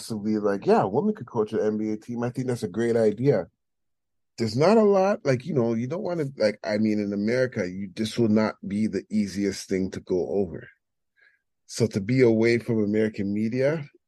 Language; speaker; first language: English; native; English